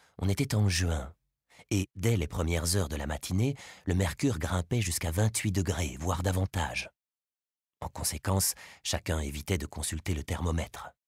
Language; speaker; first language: French; native; French